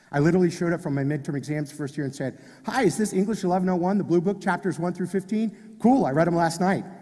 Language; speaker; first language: English; native; English